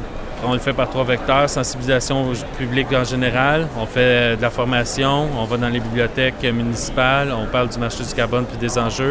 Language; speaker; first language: French; native; French